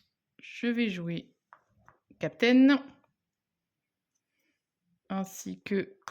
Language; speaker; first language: French; native; French